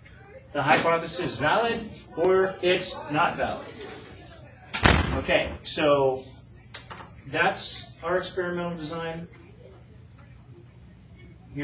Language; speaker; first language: English; native; English